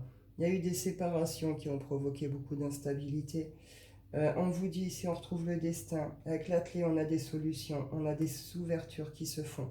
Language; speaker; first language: French; native; French